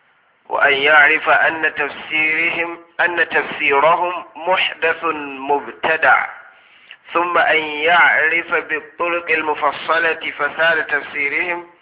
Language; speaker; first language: Arabic; non-native, fluent; Hausa